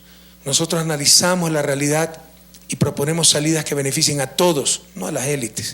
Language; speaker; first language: Spanish; native; Spanish